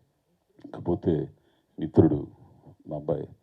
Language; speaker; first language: Telugu; native; Telugu